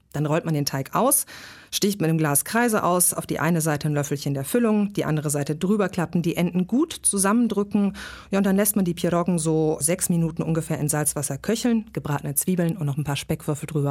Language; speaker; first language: German; native; German